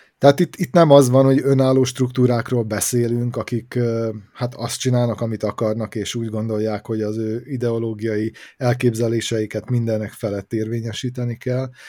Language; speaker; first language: Hungarian; native; Hungarian